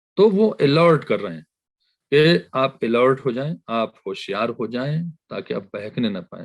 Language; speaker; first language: Urdu; native; Urdu